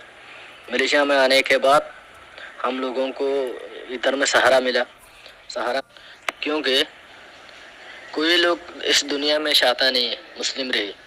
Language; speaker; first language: Hindi; non-native, learner; Rohingya